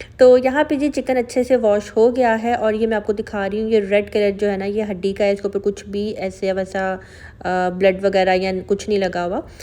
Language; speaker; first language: Urdu; native; Urdu